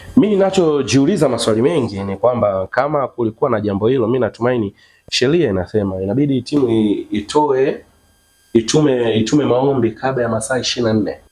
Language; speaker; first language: Swahili; native; Swahili